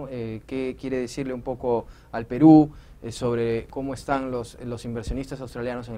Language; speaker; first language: Spanish; native; Spanish